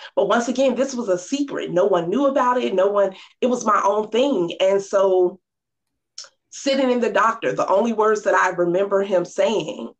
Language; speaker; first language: English; native; English